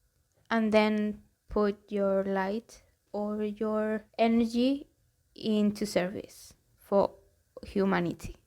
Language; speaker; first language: English; non-native, fluent; Spanish